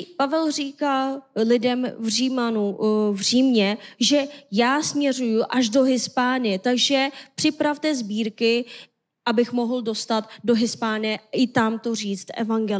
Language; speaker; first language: Czech; non-native, fluent; Korean